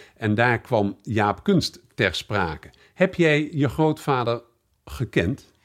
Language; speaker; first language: Dutch; native; Dutch